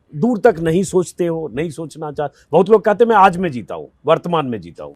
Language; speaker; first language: Hindi; native; Hindi